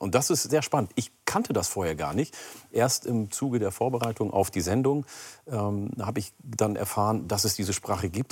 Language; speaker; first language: German; early bilingual, other home language; Oromo